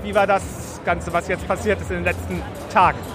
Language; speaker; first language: German; native; German